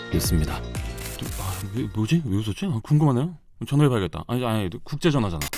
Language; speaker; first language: Korean; native; Korean